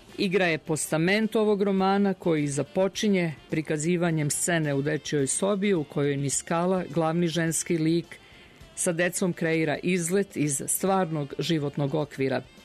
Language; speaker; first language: Serbian; native; Serbian